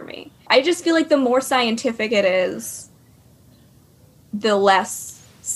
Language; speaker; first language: English; native; English